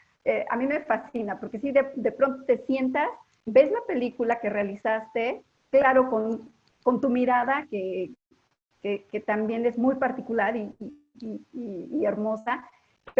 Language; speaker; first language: Spanish; native; Spanish